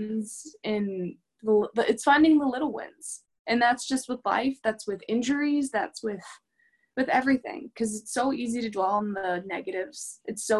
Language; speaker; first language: English; native; English